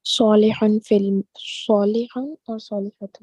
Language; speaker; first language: Arabic; non-native, learner; English